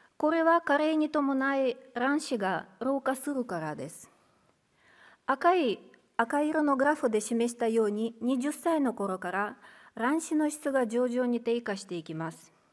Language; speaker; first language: Japanese; non-native, fluent; Russian